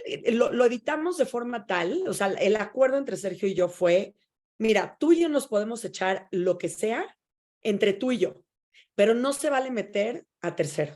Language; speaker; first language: Spanish; native; Spanish